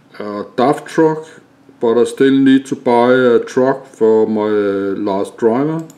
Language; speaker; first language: English; non-native, learner; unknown